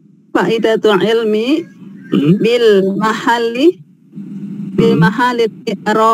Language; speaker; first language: Arabic; non-native, learner; Indonesian